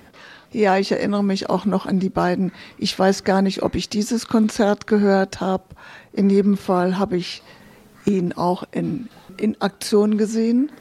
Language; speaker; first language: German; native; German